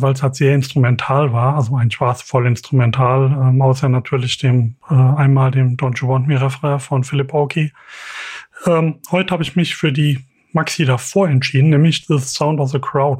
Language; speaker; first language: German; native; German